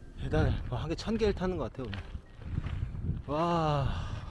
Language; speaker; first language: Korean; native; Korean